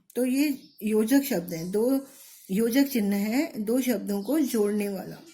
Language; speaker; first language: Hindi; native; Hindi